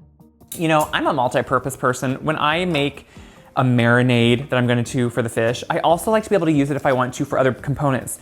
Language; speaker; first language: English; native; English